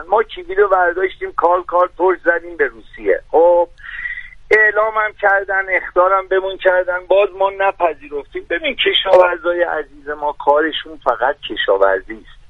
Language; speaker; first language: Persian; native; Persian